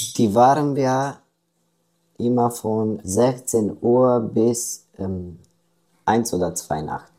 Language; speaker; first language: German; non-native, learner; Romanian